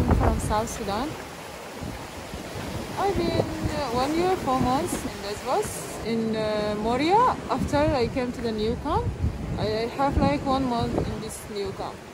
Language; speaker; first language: English; non-native, fluent; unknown